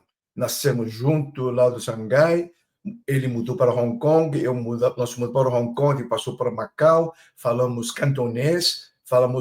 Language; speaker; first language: Portuguese; non-native, fluent; Chinese